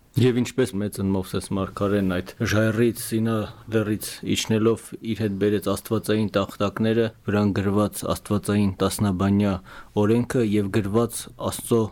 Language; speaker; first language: Armenian; native; Armenian